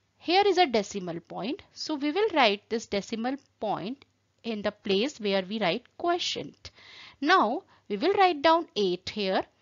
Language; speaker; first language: English; non-native, local second language; Hindi